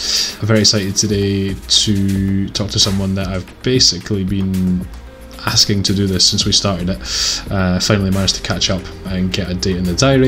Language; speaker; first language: English; native; English